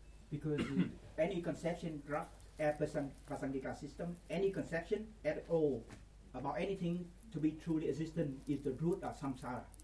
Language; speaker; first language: English; non-native, fluent; Vietnamese